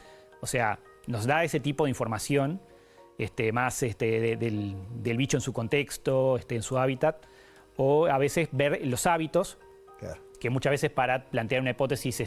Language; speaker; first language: Spanish; native; Spanish